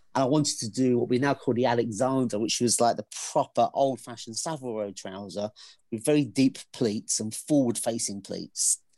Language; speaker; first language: English; native; English